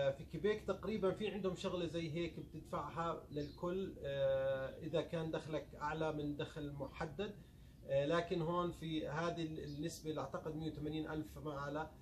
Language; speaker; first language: Arabic; native; Arabic